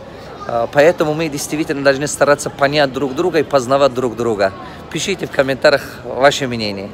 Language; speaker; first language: Russian; non-native, local second language; Tajik